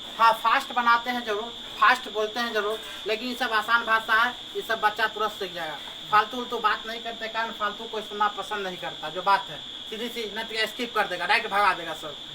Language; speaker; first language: Hindi; native; Hindi